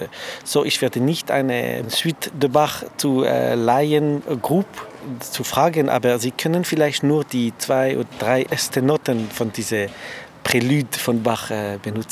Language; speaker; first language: German; non-native, fluent; French